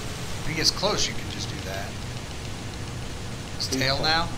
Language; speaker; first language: English; native; English